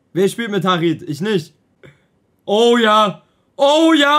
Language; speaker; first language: German; native; German